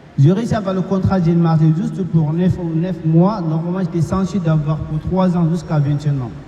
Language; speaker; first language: French; non-native, local second language; Fula